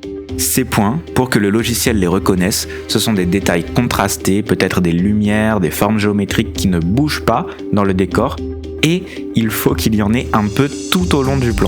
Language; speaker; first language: French; native; French